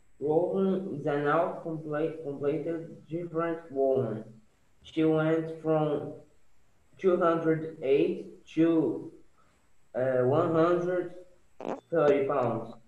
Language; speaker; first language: English; non-native, learner; Portuguese